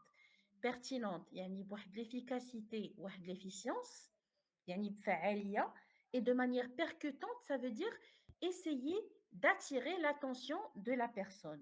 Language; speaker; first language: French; non-native, fluent; Arabic